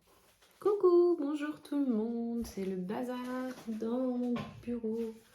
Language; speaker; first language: French; native; French